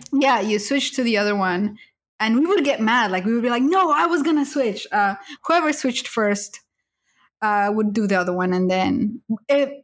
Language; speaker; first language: English; early bilingual, other home language; Spanish